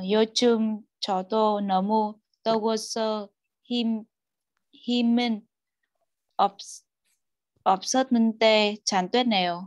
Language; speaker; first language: Korean; non-native, learner; Vietnamese